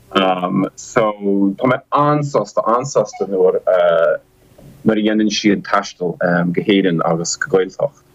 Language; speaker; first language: Irish; non-native, fluent; English